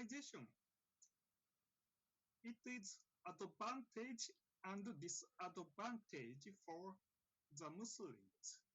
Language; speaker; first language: English; non-native, fluent; Japanese